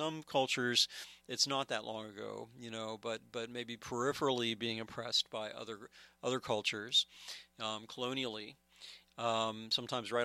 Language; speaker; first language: English; native; English